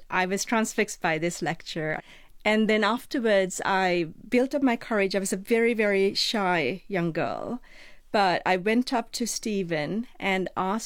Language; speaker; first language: English; non-native, local second language; Sinhala